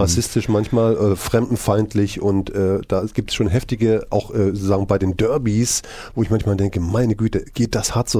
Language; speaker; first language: German; native; German